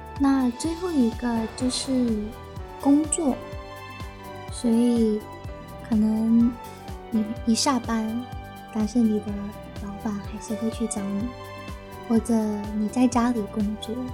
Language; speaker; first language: Chinese; early bilingual, heritage; Chinese